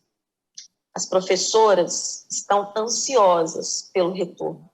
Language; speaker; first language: Portuguese; native; Portuguese